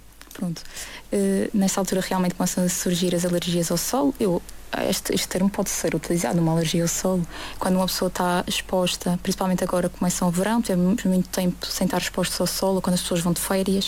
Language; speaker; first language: Portuguese; native; Portuguese